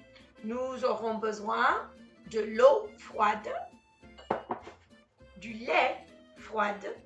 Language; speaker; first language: French; non-native, fluent; English